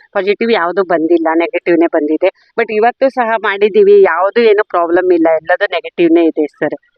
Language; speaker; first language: Kannada; native; Kannada